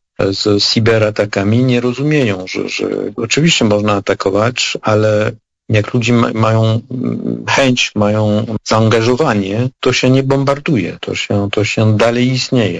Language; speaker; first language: Polish; non-native, fluent; French